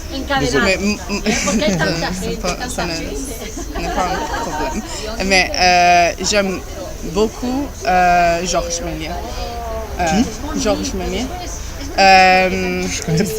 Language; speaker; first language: French; non-native, learner; Italian